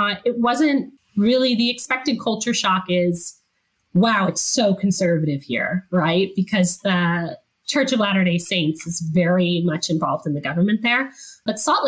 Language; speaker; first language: English; native; English